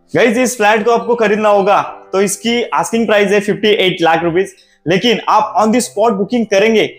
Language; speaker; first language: Hindi; non-native, local second language; Marathi